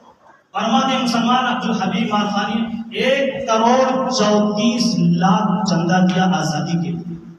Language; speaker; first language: Urdu; native; Urdu